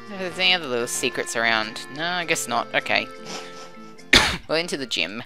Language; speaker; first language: English; native; English